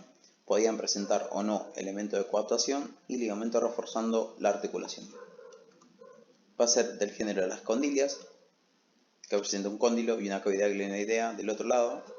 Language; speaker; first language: Spanish; native; Spanish